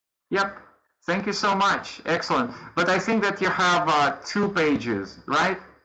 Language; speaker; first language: English; non-native, fluent; Russian